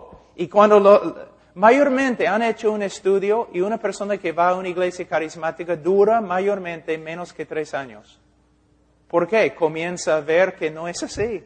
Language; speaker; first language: Spanish; non-native, fluent; English